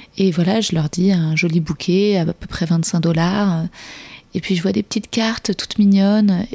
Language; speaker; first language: French; native; French